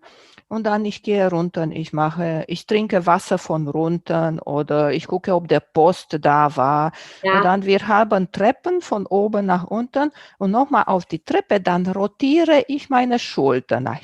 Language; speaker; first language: German; non-native, fluent; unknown